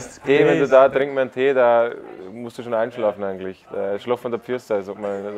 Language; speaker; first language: German; native; German